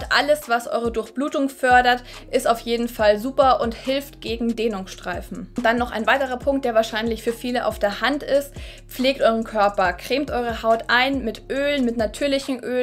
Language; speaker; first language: German; native; German